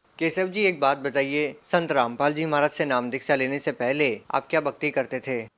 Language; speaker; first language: Hindi; native; Hindi